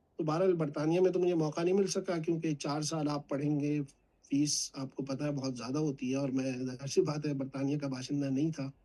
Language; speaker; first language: Urdu; native; Urdu